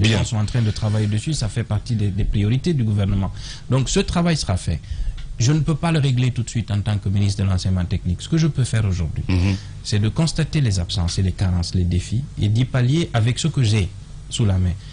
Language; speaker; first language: French; non-native, local second language; Fula